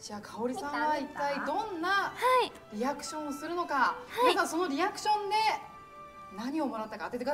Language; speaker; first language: Japanese; native; Japanese